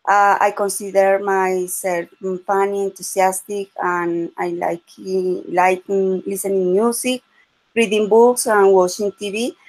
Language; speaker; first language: English; non-native, learner; Spanish